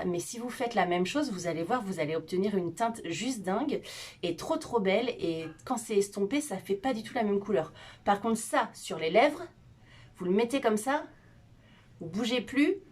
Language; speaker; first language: French; native; French